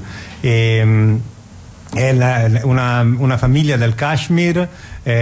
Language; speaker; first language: Italian; non-native, fluent; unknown